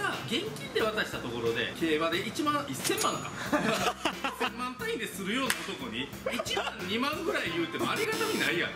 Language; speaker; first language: Japanese; native; Japanese